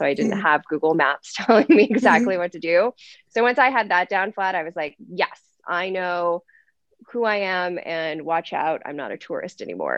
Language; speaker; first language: English; native; English